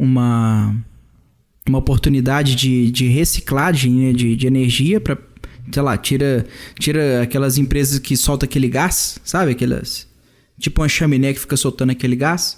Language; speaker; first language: Portuguese; native; Portuguese